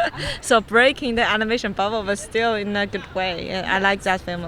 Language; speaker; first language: English; non-native, fluent; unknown